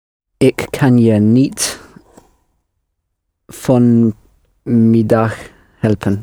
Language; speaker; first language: Dutch; non-native, learner; English